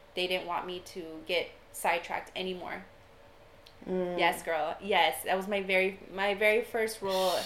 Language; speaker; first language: English; native; English